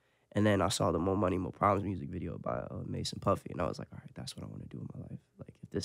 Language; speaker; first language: English; native; English